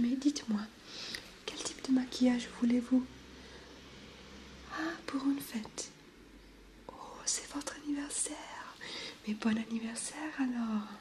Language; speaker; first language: French; non-native, fluent; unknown